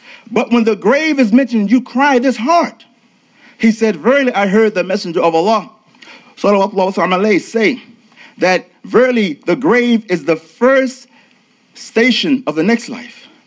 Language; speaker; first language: English; native; English